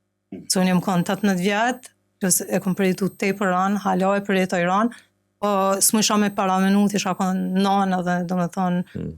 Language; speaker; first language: Albanian; native; Albanian